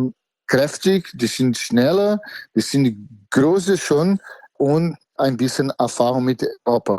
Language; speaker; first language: German; non-native, fluent; Portuguese